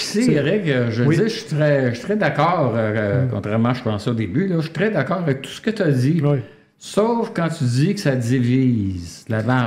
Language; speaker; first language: French; native; French